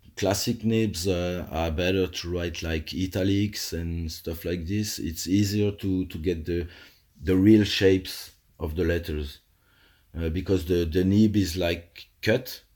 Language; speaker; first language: English; non-native, fluent; French